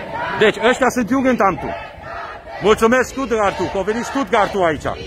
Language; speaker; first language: Romanian; native; Romanian